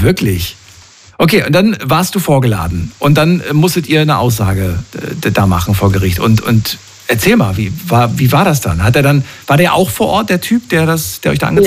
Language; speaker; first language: German; native; German